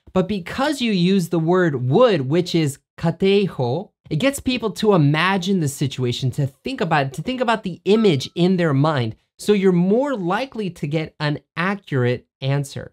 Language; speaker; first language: English; native; English